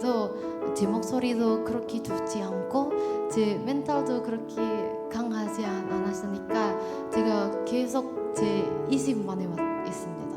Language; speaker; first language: Korean; non-native, learner; Indonesian